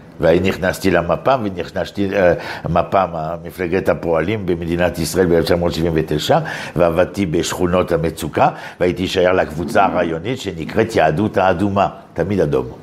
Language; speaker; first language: Hebrew; non-native, fluent; French